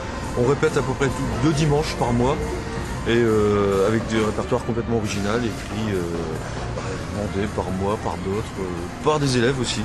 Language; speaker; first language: French; native; French